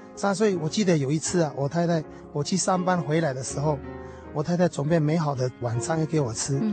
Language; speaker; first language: Chinese; native; Chinese